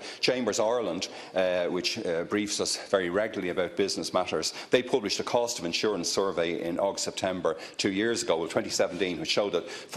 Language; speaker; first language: English; native; English